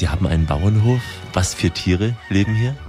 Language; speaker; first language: German; native; German